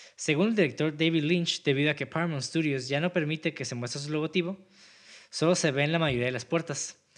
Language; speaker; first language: Spanish; native; Spanish